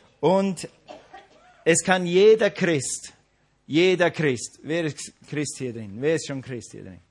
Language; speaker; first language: German; non-native, fluent; English